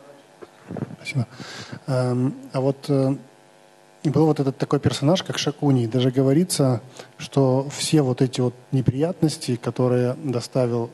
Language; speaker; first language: Russian; native; Russian